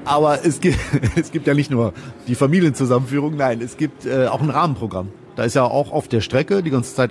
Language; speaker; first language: German; native; German